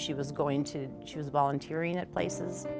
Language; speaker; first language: English; native; English